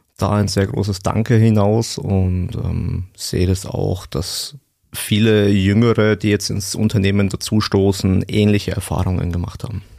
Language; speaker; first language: German; native; German